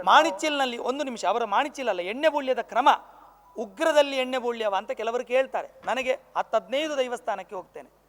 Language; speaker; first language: Kannada; non-native, local second language; Tulu